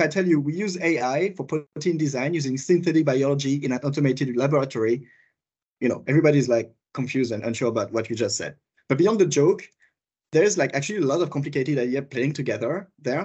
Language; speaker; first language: English; non-native, fluent; French